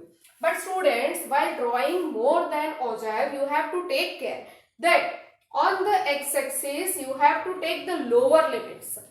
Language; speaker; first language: English; non-native, local second language; Hindi